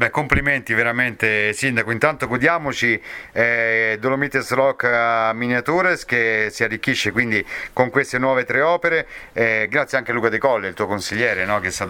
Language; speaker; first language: Italian; native; Italian